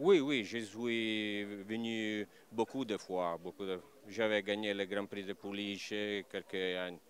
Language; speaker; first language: French; non-native, learner; Italian